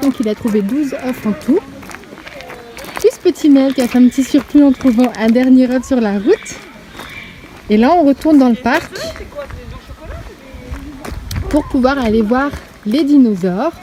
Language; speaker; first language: French; native; French